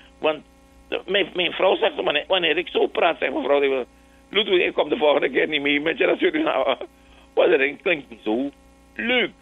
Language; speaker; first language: Dutch; native; Dutch